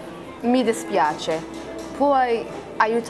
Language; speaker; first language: Italian; non-native, learner; English